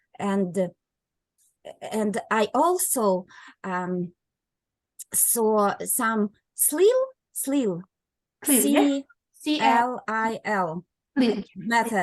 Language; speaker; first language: English; non-native, learner; Russian